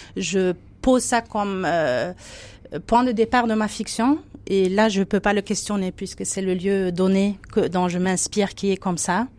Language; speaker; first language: French; non-native, fluent; German